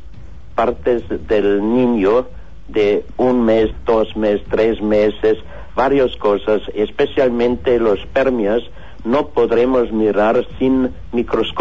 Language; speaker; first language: Spanish; non-native, learner; German